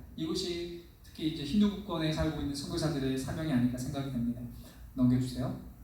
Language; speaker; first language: Korean; native; Korean